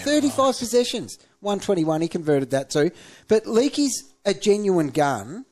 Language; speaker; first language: English; native; English